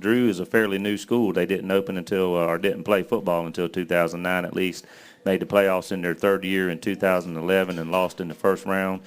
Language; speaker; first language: English; native; English